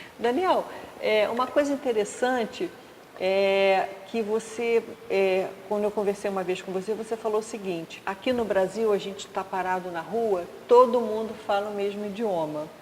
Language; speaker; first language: Portuguese; native; Portuguese